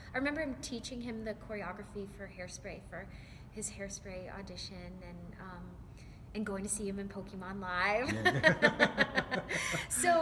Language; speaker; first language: English; native; English